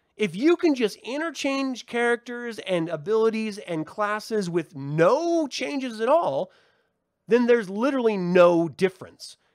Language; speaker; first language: English; native; English